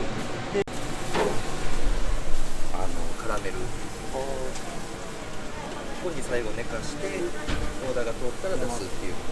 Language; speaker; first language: Japanese; native; Japanese